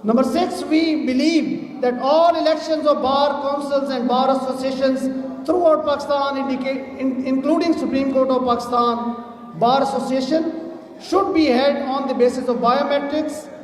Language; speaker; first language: English; non-native, local second language; Urdu